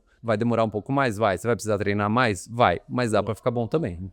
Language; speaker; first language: Portuguese; native; Portuguese